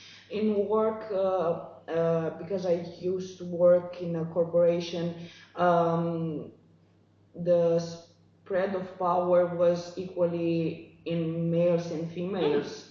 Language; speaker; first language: English; non-native, fluent; Romanian